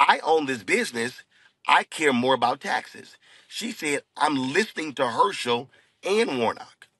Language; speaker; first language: English; native; English